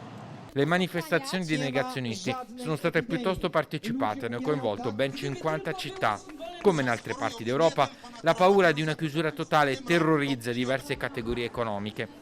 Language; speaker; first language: Italian; native; Italian